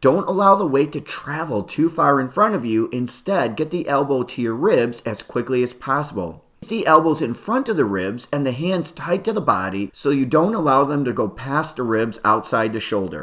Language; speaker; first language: English; native; English